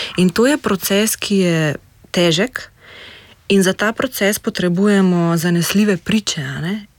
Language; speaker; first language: Slovenian; native; Slovenian